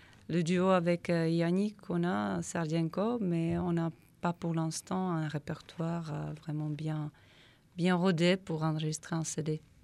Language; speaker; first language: French; non-native, fluent; Czech